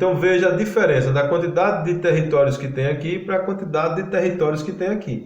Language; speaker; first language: Portuguese; native; Portuguese